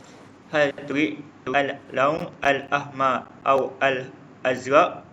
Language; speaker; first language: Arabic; non-native, learner; Malay